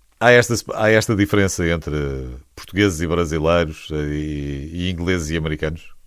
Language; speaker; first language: Portuguese; native; Portuguese